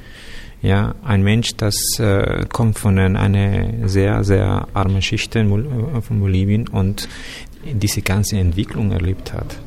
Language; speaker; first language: German; non-native, fluent; Spanish